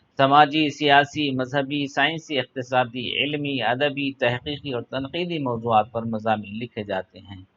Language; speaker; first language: Urdu; native; Urdu